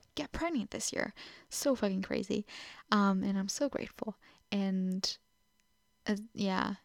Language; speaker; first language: English; non-native, fluent; Portuguese